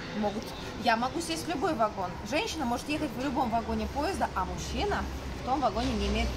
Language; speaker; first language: Russian; native; Russian